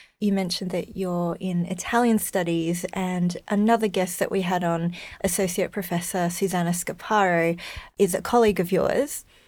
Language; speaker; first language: English; native; English